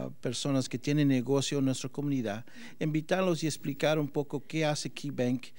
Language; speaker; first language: Spanish; early bilingual, heritage; Spanish